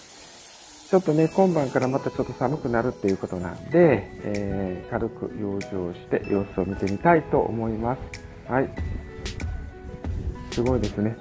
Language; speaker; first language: Japanese; native; Japanese